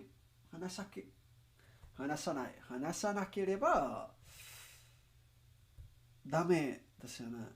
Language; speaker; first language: Japanese; non-native, learner; English